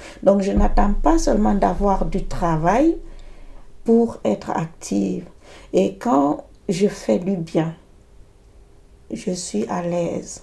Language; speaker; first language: French; native; French